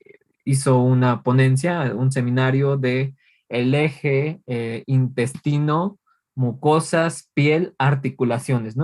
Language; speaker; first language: Spanish; native; Spanish